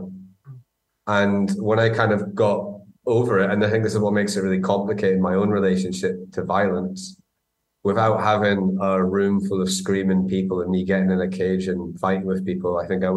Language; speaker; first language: English; native; English